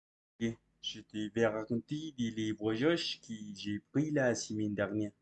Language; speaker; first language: French; non-native, learner; Spanish